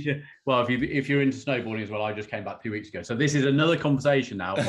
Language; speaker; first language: English; native; English